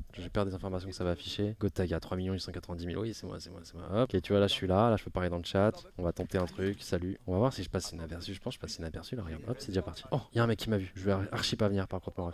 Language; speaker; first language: French; native; French